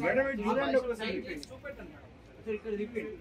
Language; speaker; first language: Telugu; native; Telugu